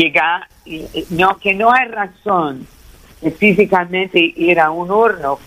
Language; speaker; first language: Spanish; early bilingual, heritage; Spanish